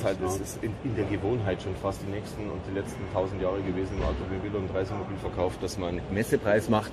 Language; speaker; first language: German; native; German